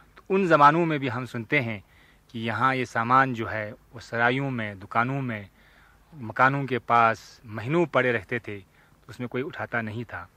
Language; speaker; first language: Urdu; non-native, local second language; Ladakhi